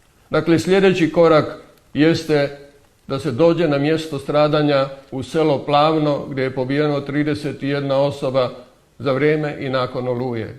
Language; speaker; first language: Croatian; native; Croatian